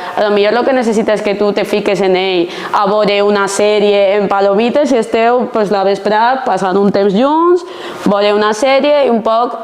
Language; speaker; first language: Catalan; non-native, local second language; Spanish